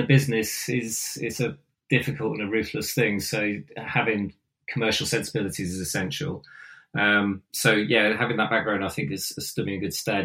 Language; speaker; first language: English; native; English